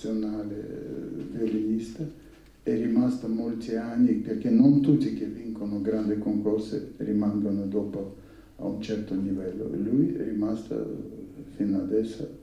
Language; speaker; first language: Italian; non-native, learner; Russian